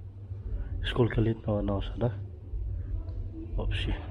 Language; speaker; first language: Russian; non-native, learner; Filipino